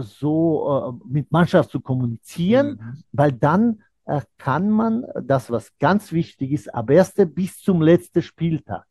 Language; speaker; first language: German; non-native, fluent; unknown